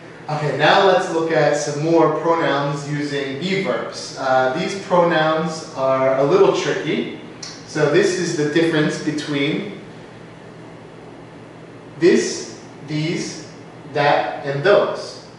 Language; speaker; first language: English; native; English